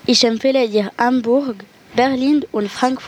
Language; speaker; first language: German; non-native, learner; French